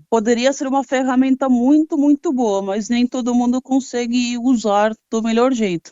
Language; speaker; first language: Portuguese; early bilingual, other home language; Spanish